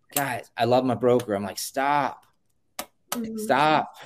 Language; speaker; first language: English; native; English